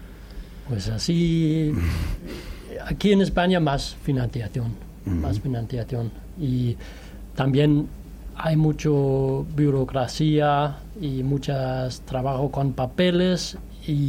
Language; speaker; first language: Spanish; non-native, fluent; Danish